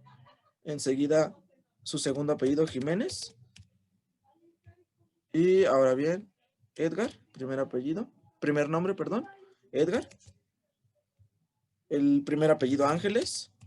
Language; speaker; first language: Spanish; native; Spanish